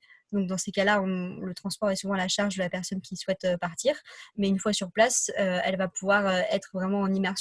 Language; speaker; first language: French; native; French